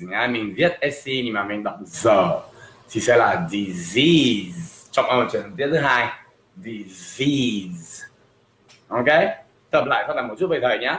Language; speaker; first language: Vietnamese; non-native, fluent; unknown